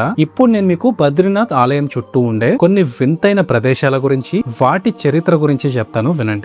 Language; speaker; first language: Telugu; native; Telugu